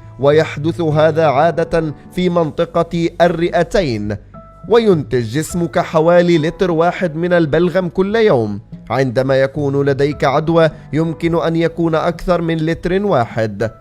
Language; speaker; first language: Arabic; native; Arabic